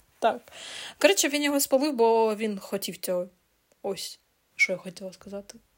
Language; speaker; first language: Ukrainian; non-native, local second language; Russian